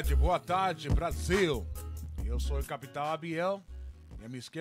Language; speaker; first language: Portuguese; non-native, learner; Spanish